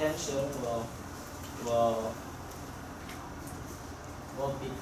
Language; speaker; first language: English; non-native, learner; Chinese